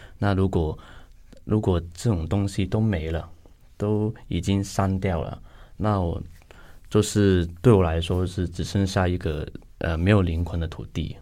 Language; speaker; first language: Chinese; non-native, local second language; Cantonese